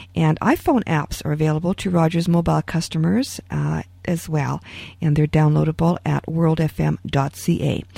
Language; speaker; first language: English; early bilingual, other home language; Ukrainian